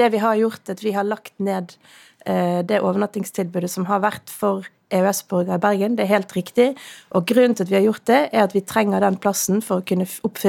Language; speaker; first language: Norwegian; native; Norwegian